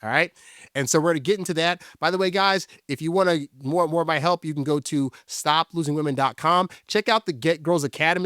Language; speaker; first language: English; native; English